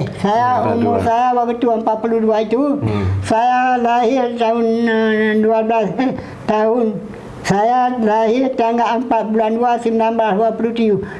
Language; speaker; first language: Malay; non-native, local second language; Achinese